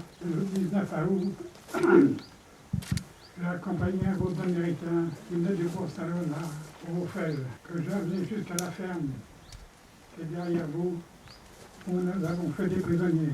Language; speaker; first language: French; native; French